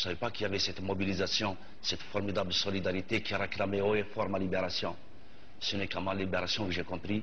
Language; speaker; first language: French; non-native, local second language; Kabyle